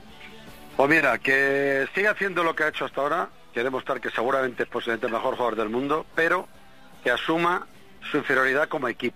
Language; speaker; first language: Spanish; native; Spanish